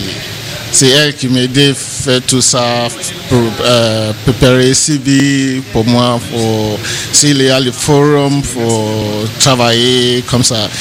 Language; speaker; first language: French; non-native, learner; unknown